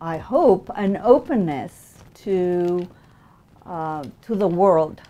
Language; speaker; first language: English; non-native, fluent; Spanish